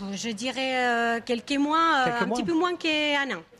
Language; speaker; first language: French; non-native, fluent; Spanish